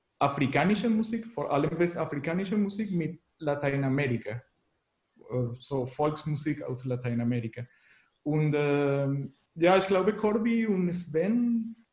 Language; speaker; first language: German; non-native, fluent; Spanish